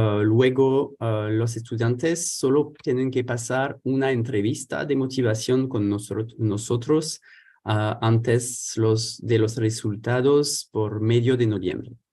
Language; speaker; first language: Spanish; non-native, fluent; French